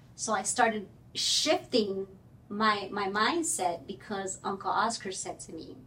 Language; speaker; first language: English; early bilingual, other home language; Spanish